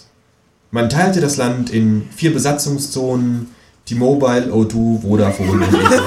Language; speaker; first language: German; native; German